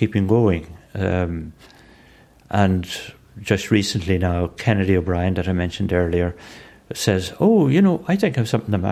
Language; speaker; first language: English; native; English